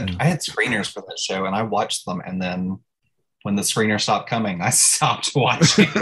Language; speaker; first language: English; native; English